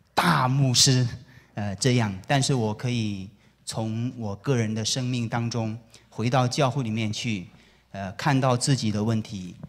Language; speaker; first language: Chinese; native; Chinese